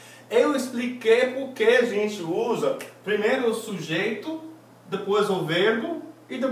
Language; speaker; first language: Portuguese; non-native, fluent; English